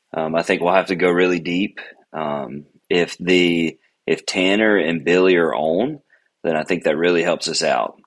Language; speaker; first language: English; native; English